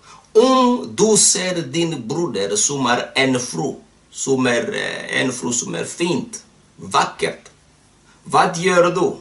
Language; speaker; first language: Swedish; non-native, fluent; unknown